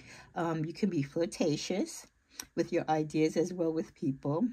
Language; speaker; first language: English; native; English